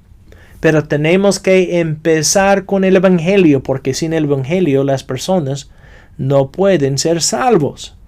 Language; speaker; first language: Spanish; non-native, fluent; English